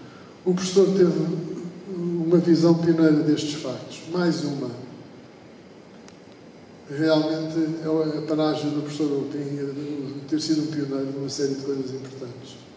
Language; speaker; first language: Portuguese; native; Portuguese